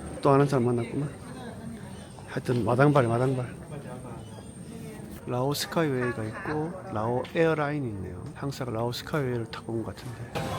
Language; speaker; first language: Korean; native; Korean